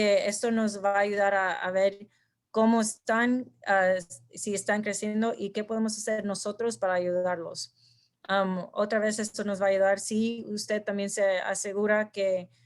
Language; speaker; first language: Spanish; early bilingual, heritage; Spanish